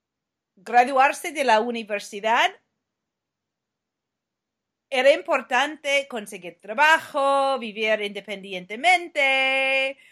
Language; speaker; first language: Spanish; non-native, fluent; English